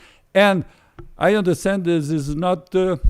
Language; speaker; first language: English; non-native, fluent; Portuguese